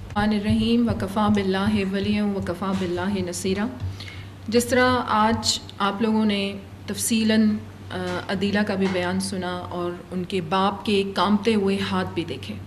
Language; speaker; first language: Urdu; non-native, local second language; Baluchi